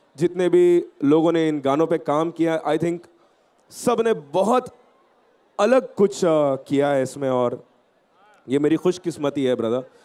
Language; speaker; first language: Hindi; native; Hindi